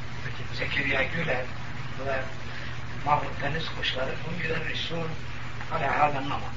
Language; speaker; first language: Arabic; non-native, fluent; Turkish